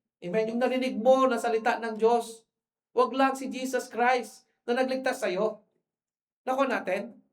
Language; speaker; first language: Filipino; non-native, local second language; Iloko